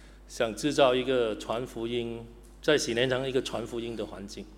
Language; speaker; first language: Chinese; native; Chinese